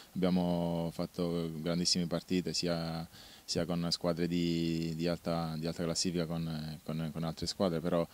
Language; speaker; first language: Italian; native; Italian